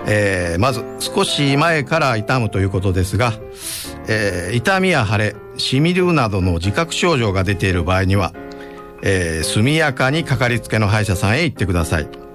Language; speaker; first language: Japanese; native; Japanese